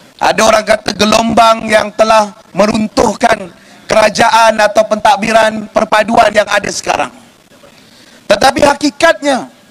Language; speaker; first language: Malay; native; Malay